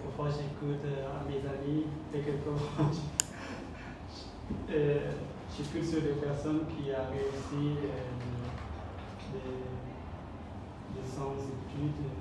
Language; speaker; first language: French; non-native, learner; Khmer